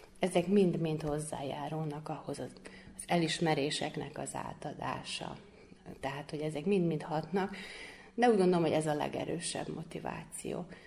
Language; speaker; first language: Hungarian; native; Hungarian